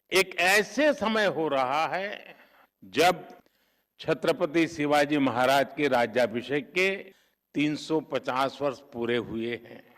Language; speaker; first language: Hindi; non-native, local second language; Gujarati